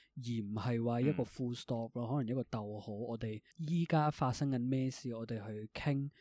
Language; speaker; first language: Cantonese; early bilingual, other home language; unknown